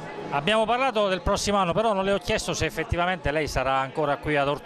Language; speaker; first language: Italian; native; Italian